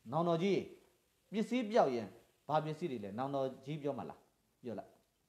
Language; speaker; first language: Burmese; native; Burmese